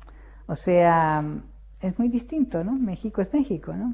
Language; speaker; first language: Spanish; early bilingual, other home language; Russian